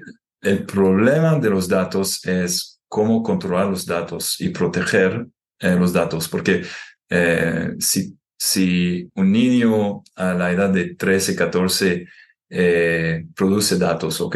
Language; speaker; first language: Spanish; non-native, fluent; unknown